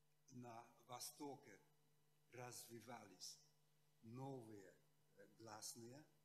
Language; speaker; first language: Russian; non-native, fluent; Hungarian